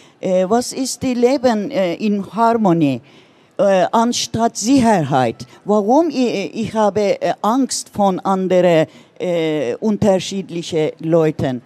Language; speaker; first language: German; non-native, learner; Turkish